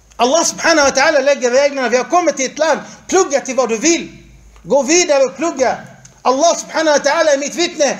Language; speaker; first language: Swedish; non-native, fluent; Arabic